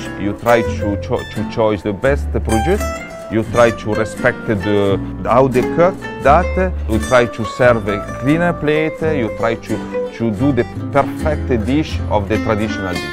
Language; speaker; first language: English; non-native, learner; Italian